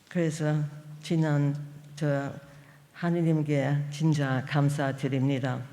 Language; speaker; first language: Korean; non-native, fluent; English